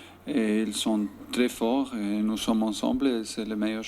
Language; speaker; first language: French; non-native, fluent; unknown